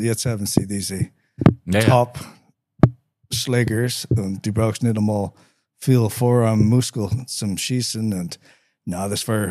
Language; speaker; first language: German; non-native, learner; English